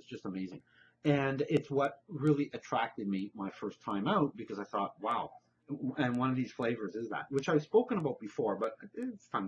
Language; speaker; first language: English; native; English